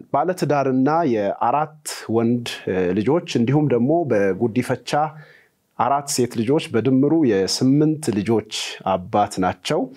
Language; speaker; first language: Amharic; native; Amharic